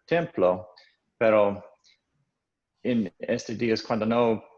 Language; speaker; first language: Spanish; non-native, learner; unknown